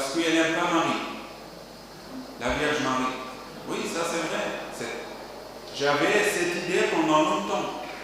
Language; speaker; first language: French; non-native, learner; Arabic